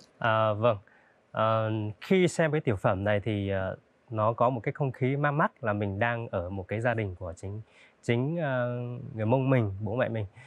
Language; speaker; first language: Vietnamese; non-native, local second language; Hmong